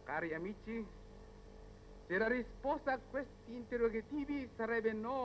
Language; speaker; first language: Italian; non-native, fluent; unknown